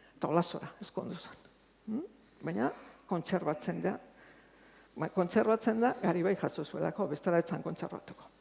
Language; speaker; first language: Basque; native; Basque